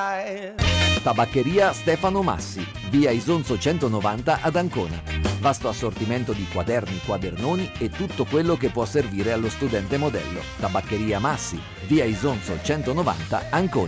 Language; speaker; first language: Italian; native; Italian